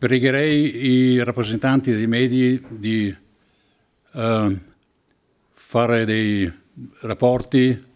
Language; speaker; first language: Italian; non-native, local second language; German